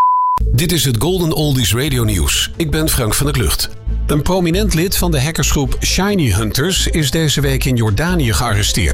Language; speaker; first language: Dutch; native; Dutch